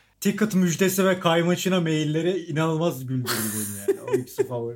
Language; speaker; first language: Turkish; native; Turkish